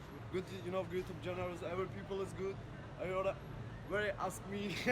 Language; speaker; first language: English; non-native, learner; Turkish